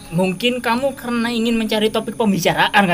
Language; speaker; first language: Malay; non-native, local second language; Javanese